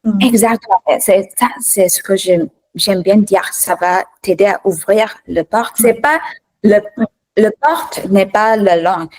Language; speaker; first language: French; non-native, fluent; Thai